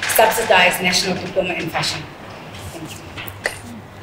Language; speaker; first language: English; non-native, local second language; Zulu